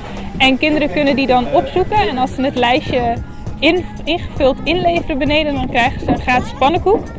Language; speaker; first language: Dutch; native; Dutch